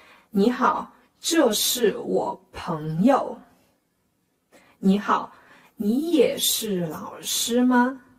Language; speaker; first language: Chinese; non-native, fluent; Khmer